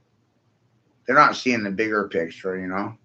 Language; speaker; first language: English; native; English